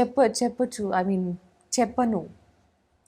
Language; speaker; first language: Telugu; non-native, fluent; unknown